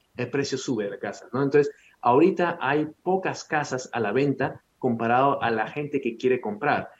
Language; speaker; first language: Spanish; early bilingual, heritage; Spanish